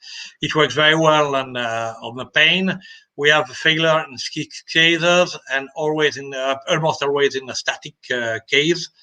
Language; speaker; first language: English; non-native, fluent; French